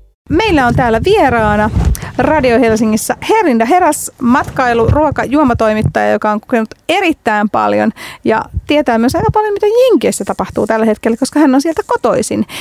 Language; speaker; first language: Finnish; native; Finnish